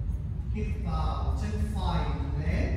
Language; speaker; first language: Vietnamese; non-native, learner; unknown